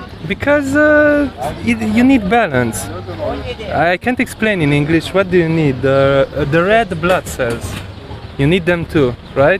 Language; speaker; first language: English; non-native, fluent; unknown